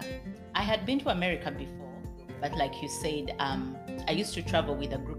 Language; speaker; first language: English; non-native, local second language; Ganda